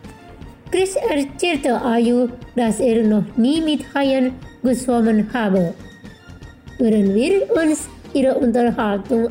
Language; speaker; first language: German; non-native, fluent; Indonesian